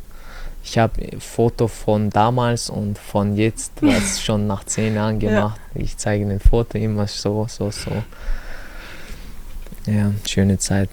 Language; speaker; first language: German; non-native, learner; Chechen